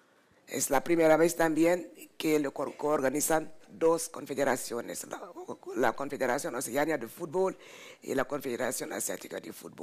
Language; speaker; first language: Spanish; non-native, fluent; French